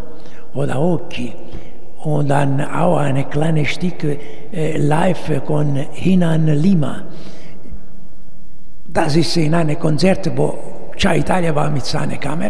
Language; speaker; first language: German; non-native, learner; Italian